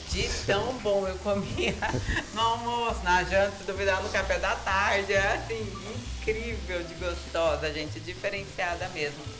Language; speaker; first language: Portuguese; native; Portuguese